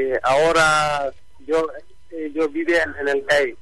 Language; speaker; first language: Spanish; non-native, learner; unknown